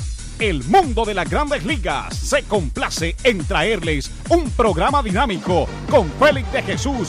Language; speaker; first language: Spanish; native; Spanish